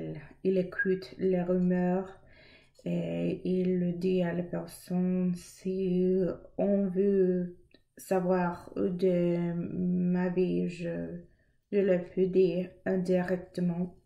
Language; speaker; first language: French; non-native, learner; English